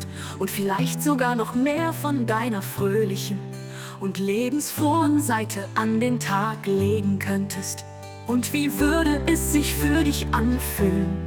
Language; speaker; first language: German; native; German